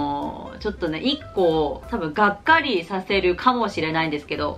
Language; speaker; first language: Japanese; non-native, fluent; Cantonese